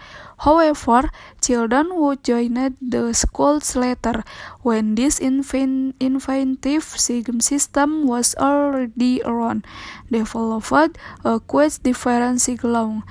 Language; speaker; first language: English; non-native, learner; Indonesian